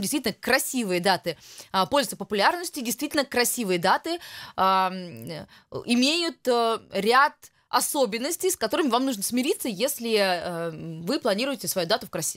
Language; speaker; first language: Russian; native; Russian